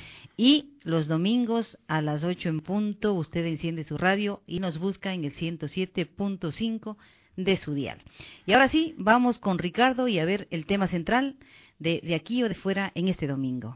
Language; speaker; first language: Spanish; native; Spanish